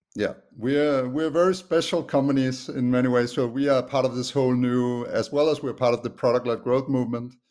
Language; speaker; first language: English; non-native, fluent; Danish